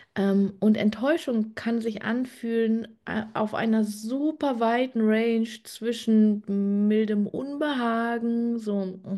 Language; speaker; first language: German; native; German